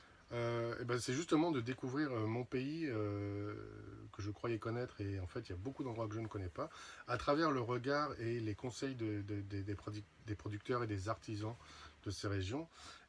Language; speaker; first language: French; native; French